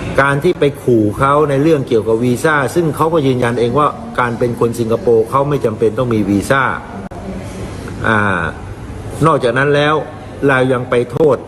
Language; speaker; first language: Thai; native; Thai